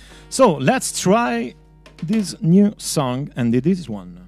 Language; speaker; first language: English; non-native, fluent; Italian